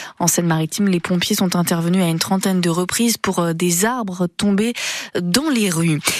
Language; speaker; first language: French; native; French